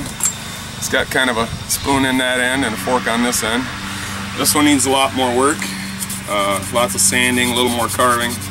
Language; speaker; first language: English; native; English